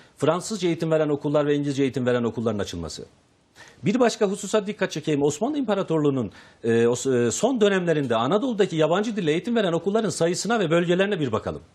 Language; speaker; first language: Turkish; native; Turkish